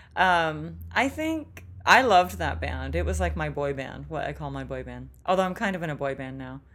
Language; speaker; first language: English; native; English